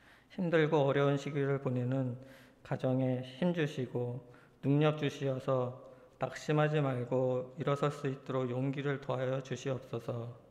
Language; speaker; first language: Korean; native; Korean